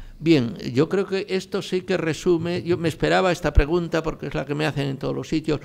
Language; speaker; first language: Spanish; native; Spanish